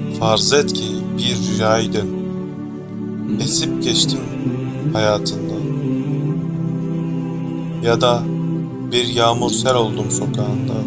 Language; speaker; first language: Turkish; native; Turkish